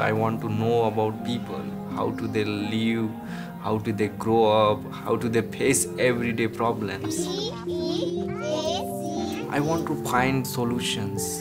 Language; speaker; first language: English; non-native, local second language; Marathi